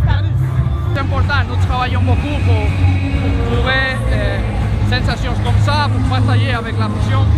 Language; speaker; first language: French; non-native, fluent; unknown